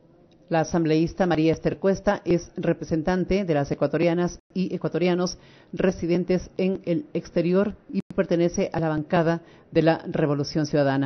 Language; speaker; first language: Spanish; native; Spanish